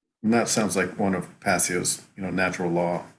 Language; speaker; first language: English; native; English